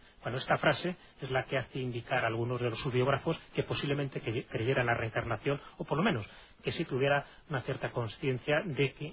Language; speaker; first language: Spanish; native; Spanish